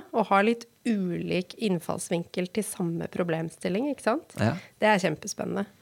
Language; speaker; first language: Norwegian; native; Norwegian